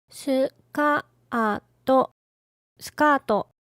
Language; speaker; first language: Japanese; native; Japanese